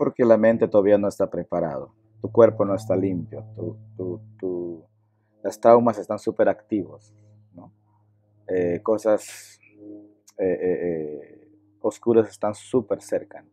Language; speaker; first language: Spanish; non-native, local second language; Shipibo-Conibo